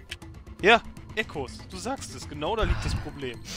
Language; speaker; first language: German; native; German